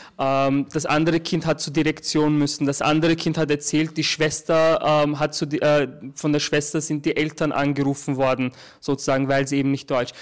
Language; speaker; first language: German; early bilingual, other home language; Turkish